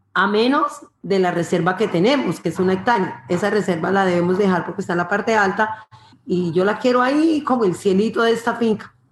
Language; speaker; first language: Spanish; native; Spanish